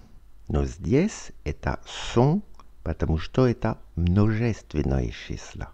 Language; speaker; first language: Russian; non-native, learner; French